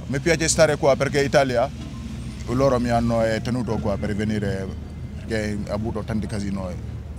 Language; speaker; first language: Italian; non-native, learner; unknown